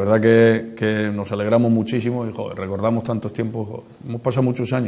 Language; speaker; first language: Spanish; native; Spanish